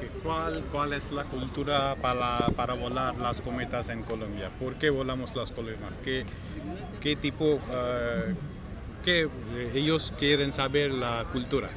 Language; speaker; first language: Spanish; non-native, learner; Gujarati